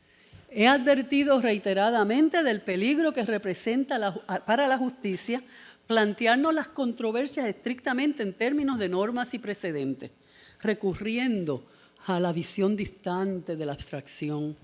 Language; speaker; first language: Spanish; native; Spanish